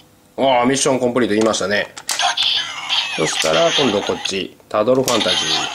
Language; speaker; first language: Japanese; native; Japanese